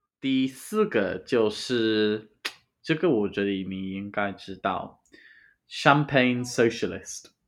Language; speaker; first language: Chinese; non-native, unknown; English